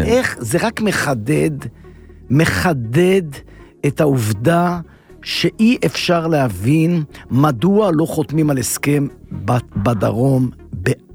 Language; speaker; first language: Hebrew; native; Hebrew